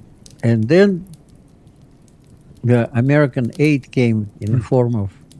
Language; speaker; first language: English; non-native, fluent; Russian